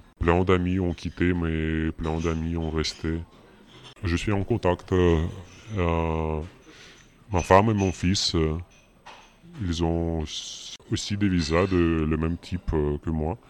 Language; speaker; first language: French; non-native, fluent; Russian